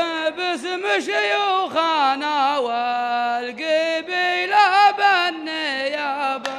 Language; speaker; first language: Arabic; native; Arabic